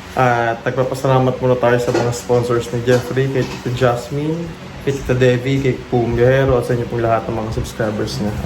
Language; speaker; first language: Filipino; native; Filipino